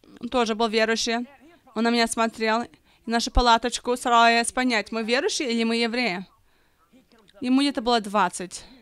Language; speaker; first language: Russian; early bilingual, heritage; Russian